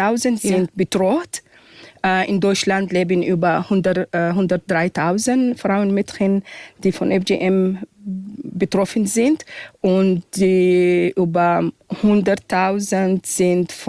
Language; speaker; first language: German; non-native, fluent; Arabic